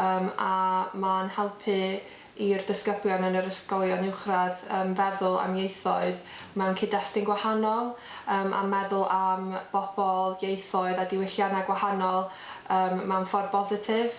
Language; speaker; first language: Welsh; native; Welsh